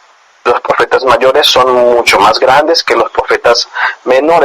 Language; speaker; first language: Spanish; native; Spanish